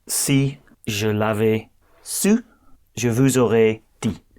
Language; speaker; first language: French; non-native, learner; English